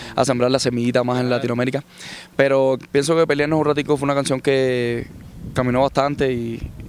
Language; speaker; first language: Spanish; native; Spanish